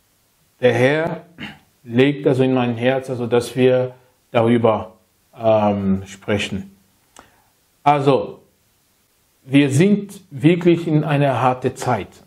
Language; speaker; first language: German; non-native, fluent; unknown